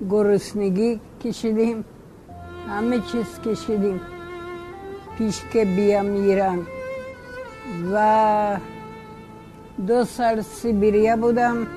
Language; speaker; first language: Persian; early bilingual, other home language; Polish